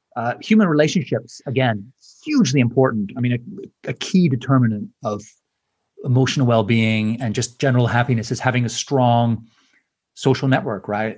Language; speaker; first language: English; native; English